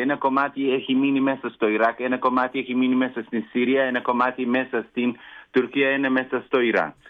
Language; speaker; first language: Greek; non-native, learner; Kurdish